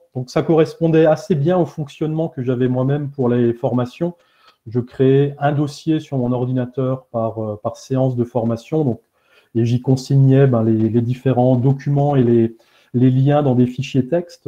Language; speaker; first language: French; native; French